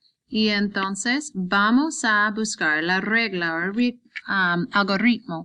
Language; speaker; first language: Spanish; non-native, learner; English